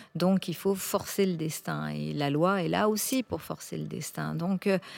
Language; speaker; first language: French; native; French